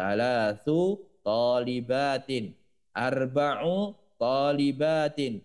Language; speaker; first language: Arabic; non-native, fluent; Indonesian